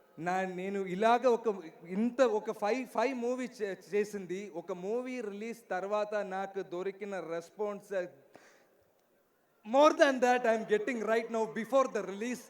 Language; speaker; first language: Telugu; non-native, learner; Malayalam